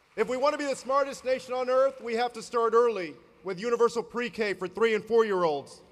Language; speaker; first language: English; native; English